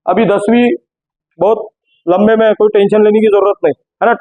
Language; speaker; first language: Hindi; non-native, local second language; Marathi